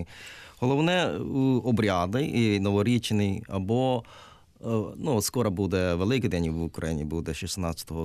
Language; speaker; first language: Ukrainian; non-native, learner; Japanese